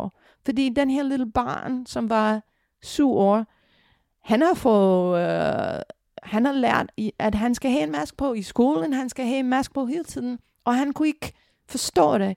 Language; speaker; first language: Danish; non-native, fluent; English